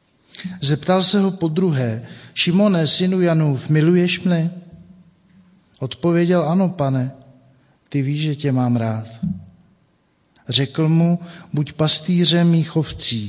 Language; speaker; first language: Czech; native; Czech